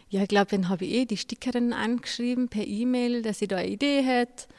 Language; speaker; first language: German; native; German